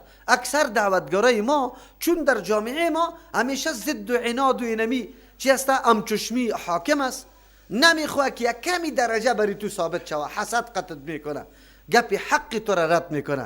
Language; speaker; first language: Persian; native; Persian